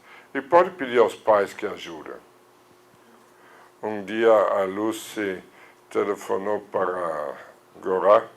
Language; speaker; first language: Portuguese; non-native, fluent; German